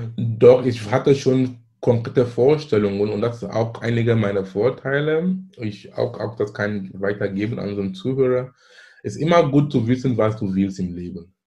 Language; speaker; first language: German; non-native, fluent; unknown